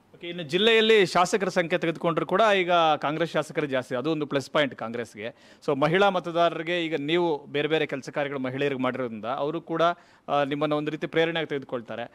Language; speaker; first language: Kannada; native; Kannada